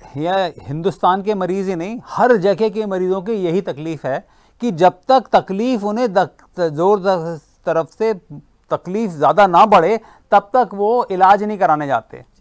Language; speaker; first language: Hindi; native; Hindi